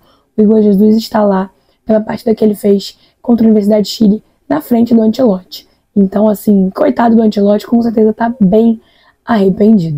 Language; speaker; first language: Portuguese; native; Portuguese